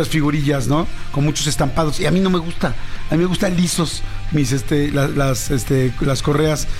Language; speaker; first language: Spanish; native; Spanish